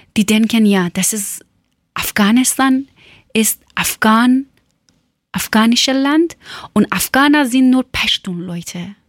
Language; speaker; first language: German; non-native, learner; Persian